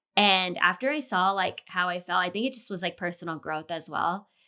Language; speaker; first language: English; native; English